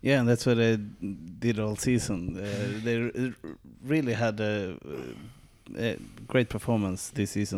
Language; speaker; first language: English; non-native, fluent; Swedish